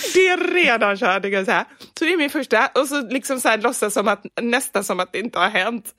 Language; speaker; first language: Swedish; native; Swedish